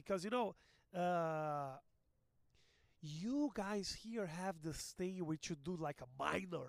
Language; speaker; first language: English; non-native, fluent; Portuguese